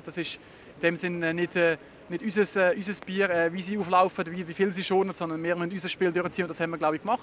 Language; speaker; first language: German; native; German